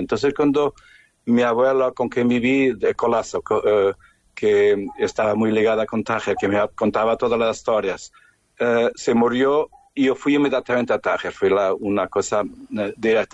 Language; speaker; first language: Spanish; non-native, fluent; Portuguese